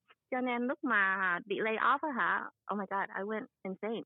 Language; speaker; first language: Vietnamese; early bilingual, heritage; Vietnamese